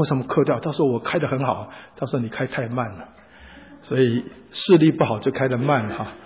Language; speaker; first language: Chinese; native; Chinese